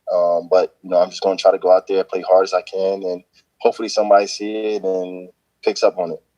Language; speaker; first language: English; native; English